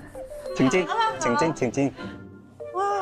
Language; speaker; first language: Chinese; non-native, local second language; Cantonese